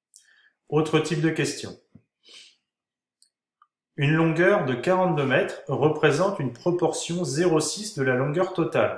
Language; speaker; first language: French; native; French